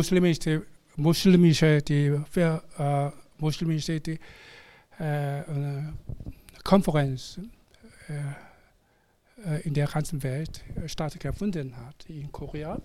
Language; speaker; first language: German; non-native, fluent; Korean